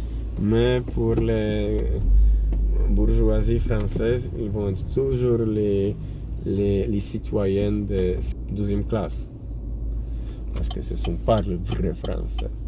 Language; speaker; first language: French; non-native, learner; Polish